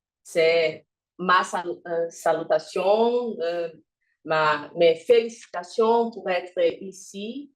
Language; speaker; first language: French; non-native, fluent; Portuguese